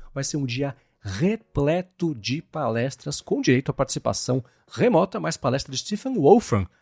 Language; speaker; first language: Portuguese; native; Portuguese